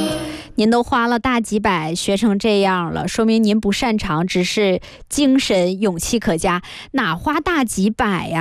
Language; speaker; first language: Chinese; native; Chinese